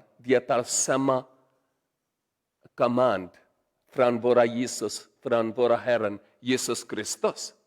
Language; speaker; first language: Swedish; non-native, learner; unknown